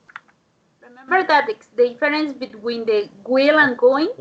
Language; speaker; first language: English; non-native, fluent; Spanish